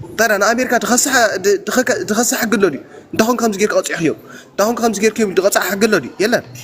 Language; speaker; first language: Tigrinya; native; Tigrinya